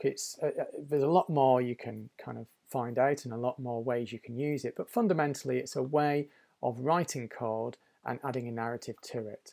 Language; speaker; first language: English; native; English